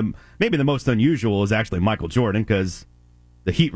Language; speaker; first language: English; native; English